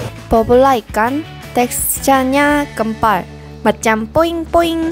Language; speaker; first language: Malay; non-native, fluent; Korean